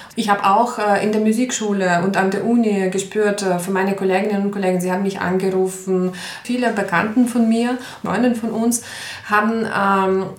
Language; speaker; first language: German; non-native, fluent; Ukrainian